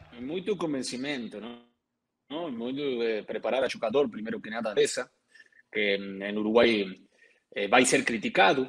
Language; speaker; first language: Portuguese; non-native, learner; Spanish